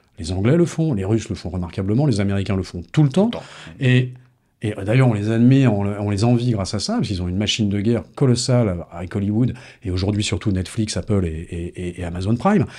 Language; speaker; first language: French; native; French